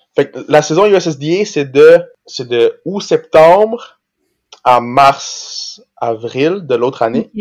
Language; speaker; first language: French; early bilingual, other home language; Portuguese